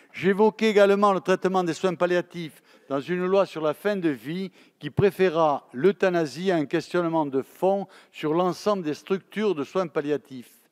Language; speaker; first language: French; native; French